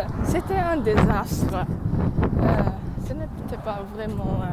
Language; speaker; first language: French; non-native, learner; English